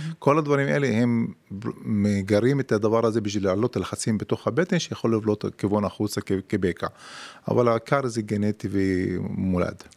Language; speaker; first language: Hebrew; non-native, local second language; Arabic